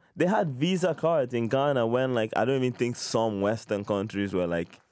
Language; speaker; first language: English; non-native, local second language; Igbo